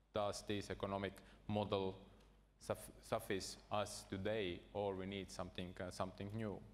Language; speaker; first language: English; non-native, fluent; Estonian